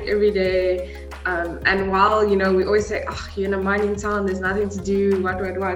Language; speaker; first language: English; native; English